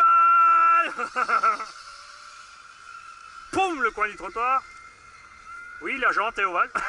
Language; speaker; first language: French; native; French